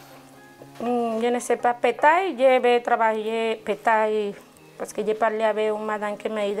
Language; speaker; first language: French; non-native, learner; Spanish